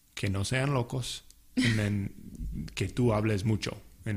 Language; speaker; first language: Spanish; non-native, local second language; English